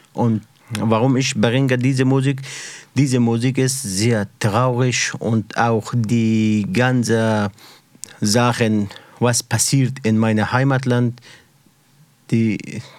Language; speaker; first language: German; non-native, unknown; Persian